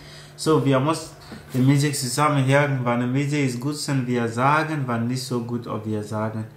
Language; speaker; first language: German; non-native, learner; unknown